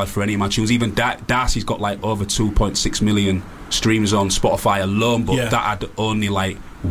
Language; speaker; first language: English; native; English